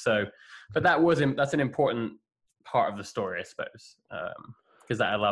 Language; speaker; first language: English; native; English